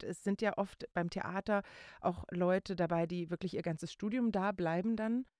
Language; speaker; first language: German; native; German